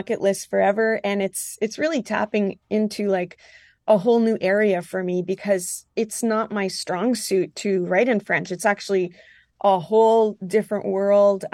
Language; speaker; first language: English; non-native, fluent; French